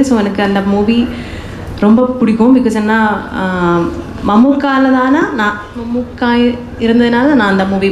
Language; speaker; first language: Tamil; non-native, learner; Malayalam